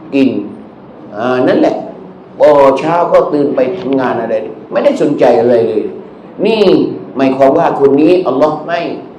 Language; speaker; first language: Thai; non-native, local second language; Malay